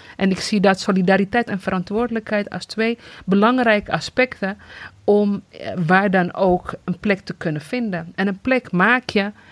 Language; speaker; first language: Dutch; non-native, fluent; Tigrinya